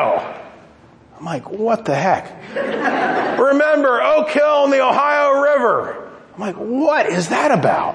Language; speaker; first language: English; native; English